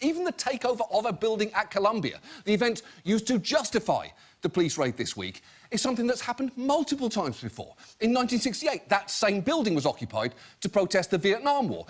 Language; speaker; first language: English; native; English